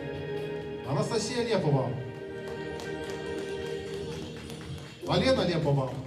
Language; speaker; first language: Russian; native; Russian